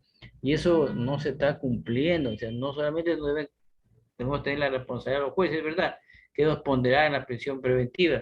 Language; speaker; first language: Spanish; native; Spanish